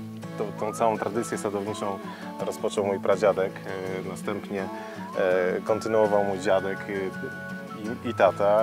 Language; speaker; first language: Polish; native; Polish